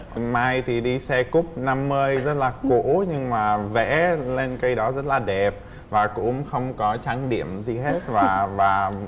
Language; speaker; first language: Vietnamese; non-native, fluent; Czech